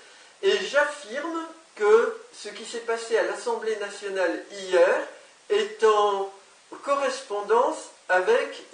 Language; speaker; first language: French; native; French